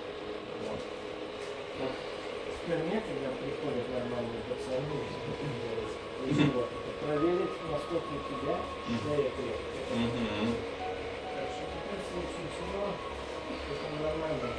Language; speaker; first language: Russian; native; Russian